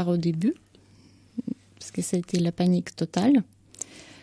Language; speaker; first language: French; non-native, fluent; Ukrainian